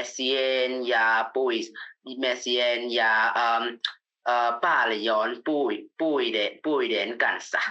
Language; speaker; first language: Finnish; non-native, learner; Vietnamese